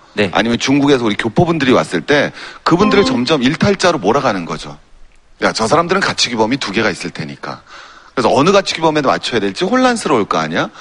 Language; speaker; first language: Korean; native; Korean